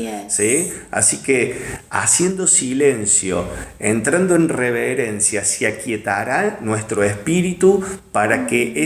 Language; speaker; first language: Spanish; native; Spanish